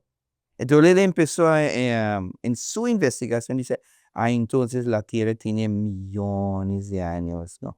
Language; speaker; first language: Spanish; non-native, learner; English